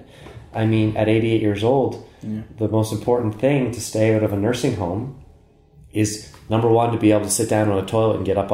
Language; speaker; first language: English; native; English